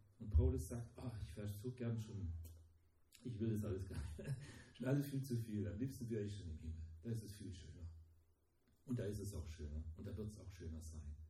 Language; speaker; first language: German; early bilingual, heritage; German